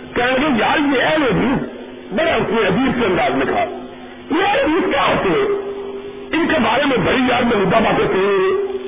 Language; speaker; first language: Urdu; non-native, local second language; Punjabi